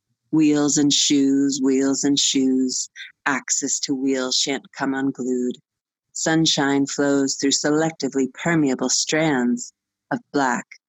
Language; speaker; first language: English; native; English